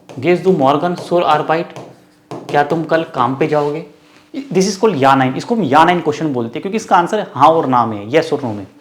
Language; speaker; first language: Hindi; native; Hindi